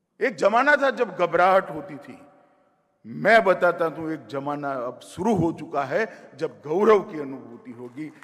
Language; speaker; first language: Hindi; non-native, local second language; Gujarati